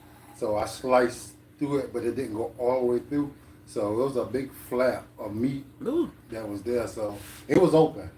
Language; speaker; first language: English; native; English